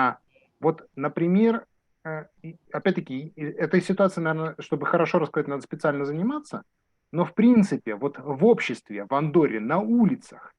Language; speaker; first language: Russian; native; Russian